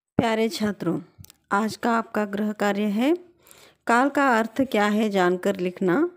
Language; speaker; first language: Hindi; non-native, local second language; Telugu